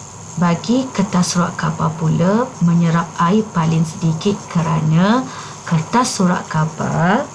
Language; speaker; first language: Malay; native; Malay